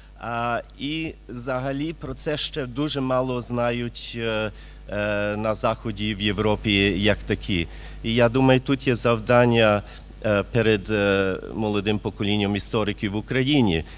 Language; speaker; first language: Ukrainian; early bilingual, heritage; Ukrainian